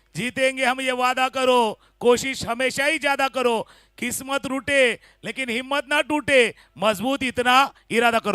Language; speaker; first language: Hindi; non-native, local second language; Marathi